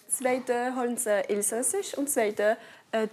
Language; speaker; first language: German; non-native, learner; French